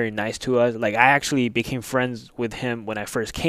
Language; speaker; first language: English; non-native, fluent; Chinese